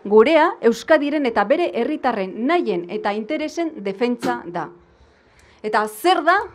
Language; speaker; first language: Basque; non-native, local second language; Spanish